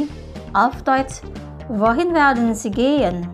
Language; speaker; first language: German; non-native, fluent; Indonesian